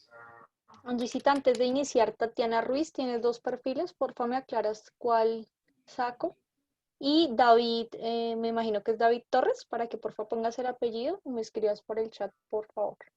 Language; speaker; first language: Spanish; native; Spanish